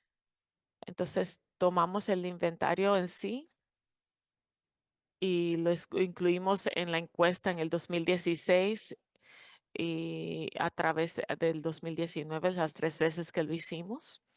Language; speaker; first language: Spanish; non-native, fluent; English